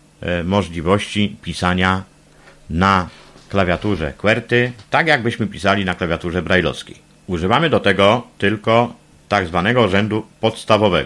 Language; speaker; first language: Polish; native; Polish